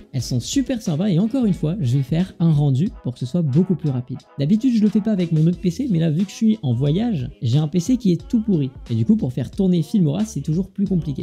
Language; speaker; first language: French; native; French